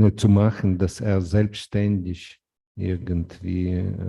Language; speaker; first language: German; non-native, fluent; Ukrainian